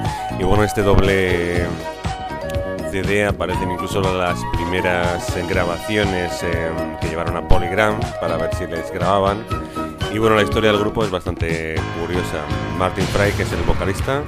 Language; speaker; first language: Spanish; native; Spanish